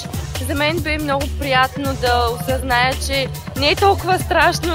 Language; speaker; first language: Bulgarian; native; Bulgarian